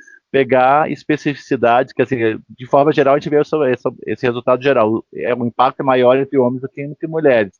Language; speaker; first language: Portuguese; native; Portuguese